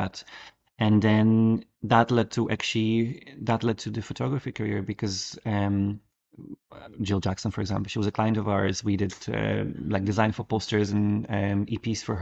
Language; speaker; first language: English; non-native, fluent; Polish